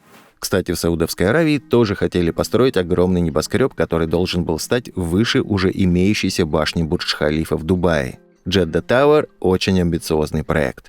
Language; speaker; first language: Russian; native; Russian